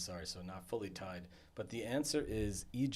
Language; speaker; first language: English; native; English